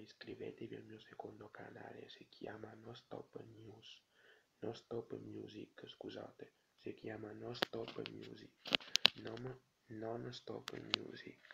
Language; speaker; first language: Italian; native; Italian